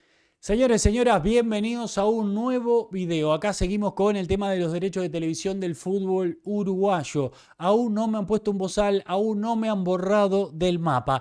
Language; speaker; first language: Spanish; native; Spanish